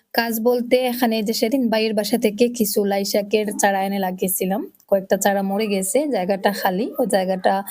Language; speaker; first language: Bangla; native; Bangla